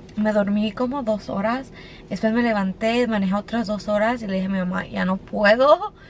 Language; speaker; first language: Spanish; early bilingual, heritage; Spanish